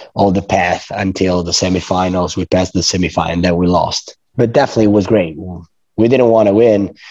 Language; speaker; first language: English; non-native, fluent; Italian